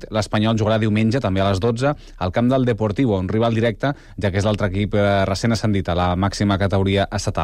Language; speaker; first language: Catalan; native; Catalan